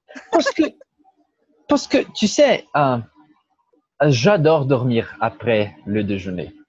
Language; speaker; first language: French; non-native, fluent; Portuguese